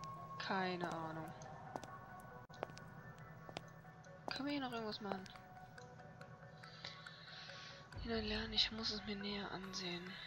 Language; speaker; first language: German; native; German